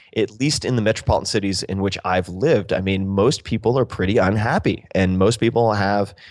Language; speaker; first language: English; native; English